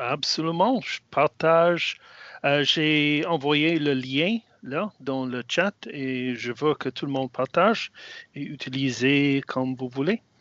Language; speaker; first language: French; non-native, fluent; English